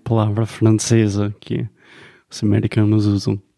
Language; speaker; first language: Portuguese; non-native, fluent; English